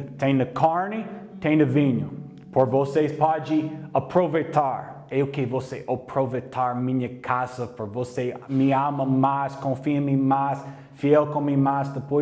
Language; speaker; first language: Portuguese; non-native, learner; English